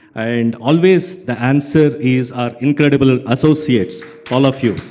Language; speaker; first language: English; non-native, local second language; Telugu